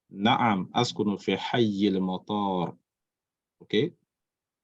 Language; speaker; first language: Arabic; non-native, fluent; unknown